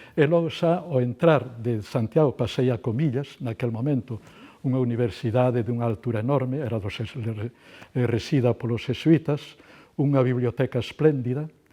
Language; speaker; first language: Galician; native; Galician